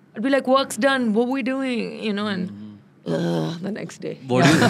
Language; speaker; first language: English; non-native, local second language; Tamil